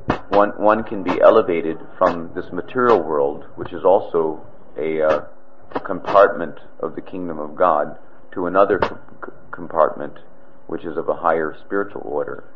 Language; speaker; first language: English; native; English